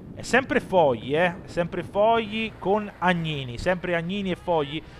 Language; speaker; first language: Italian; native; Italian